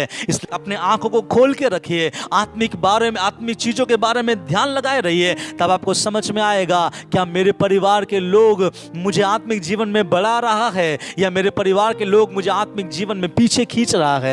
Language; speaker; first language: Hindi; non-native, local second language; Bangla